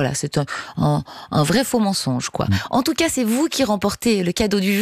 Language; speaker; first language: French; native; French